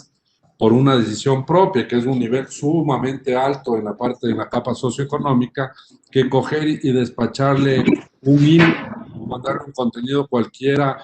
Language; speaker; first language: Spanish; native; Spanish